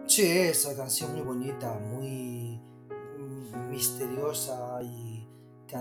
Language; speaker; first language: Spanish; non-native, learner; Chinese